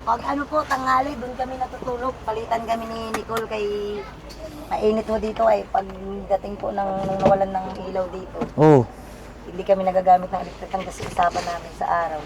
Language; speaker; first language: Filipino; native; Filipino